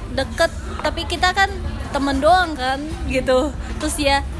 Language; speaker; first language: Indonesian; early bilingual, heritage; Indonesian